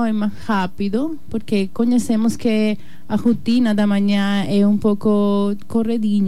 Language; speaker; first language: Portuguese; non-native, learner; Spanish